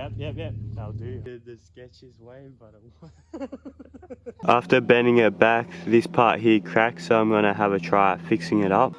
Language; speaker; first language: English; native; English